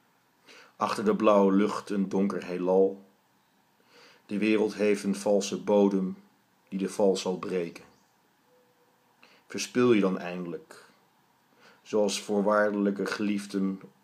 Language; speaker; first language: Dutch; native; Dutch